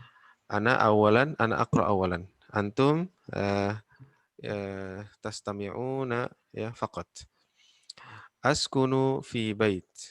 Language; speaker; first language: Arabic; non-native, fluent; Indonesian